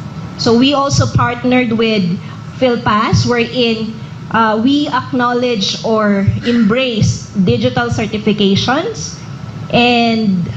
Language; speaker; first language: English; non-native, local second language; Filipino